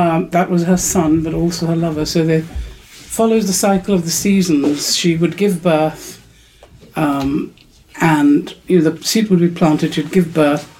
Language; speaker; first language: English; non-native, local second language; Urdu